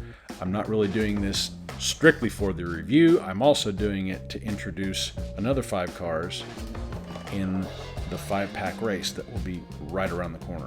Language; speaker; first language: English; native; English